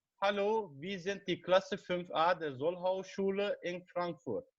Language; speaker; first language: German; non-native, fluent; Turkish